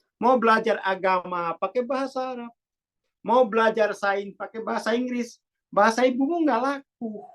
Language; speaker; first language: Indonesian; non-native, local second language; Javanese